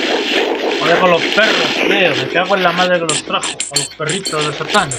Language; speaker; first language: Spanish; native; Spanish